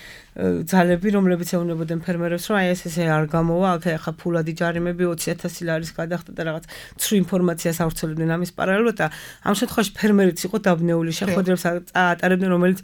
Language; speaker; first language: Georgian; native; Georgian